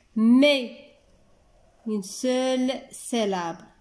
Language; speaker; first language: French; non-native, local second language; Arabic